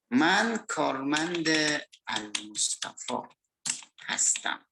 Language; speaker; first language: Persian; non-native, fluent; Indonesian